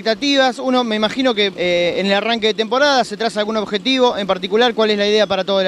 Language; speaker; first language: Spanish; native; Spanish